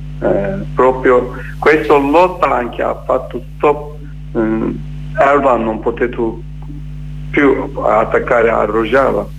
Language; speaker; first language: Italian; non-native, learner; Kurdish